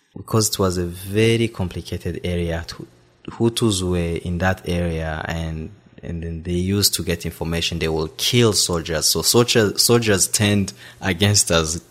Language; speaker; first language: English; non-native, fluent; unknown